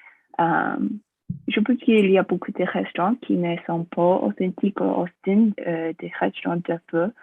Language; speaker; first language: French; non-native, fluent; English